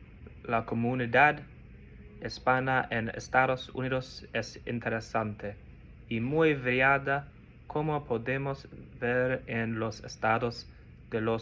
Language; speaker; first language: Spanish; non-native, learner; English